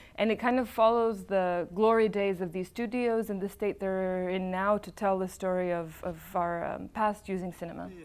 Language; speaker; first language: English; non-native, fluent; Serbian